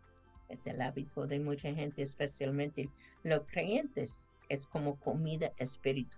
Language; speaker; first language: Spanish; non-native, fluent; English